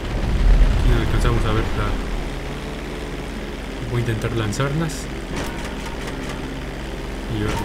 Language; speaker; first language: Spanish; native; Spanish